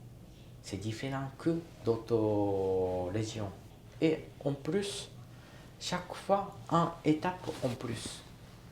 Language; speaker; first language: French; non-native, learner; Japanese